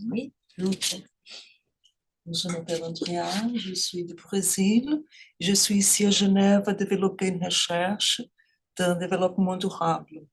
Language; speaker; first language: French; non-native, fluent; Portuguese